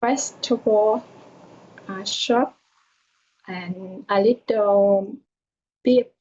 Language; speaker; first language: English; non-native, learner; Vietnamese